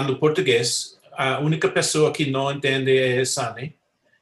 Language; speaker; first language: Portuguese; non-native, fluent; English